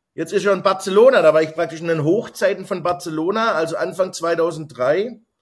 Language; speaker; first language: German; native; German